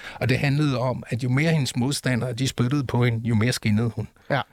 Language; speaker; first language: Danish; native; Danish